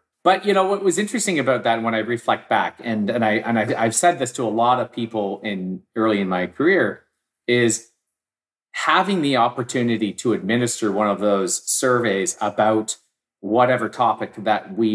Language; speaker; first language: English; native; English